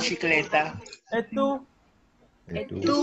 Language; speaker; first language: Italian; non-native, fluent; Spanish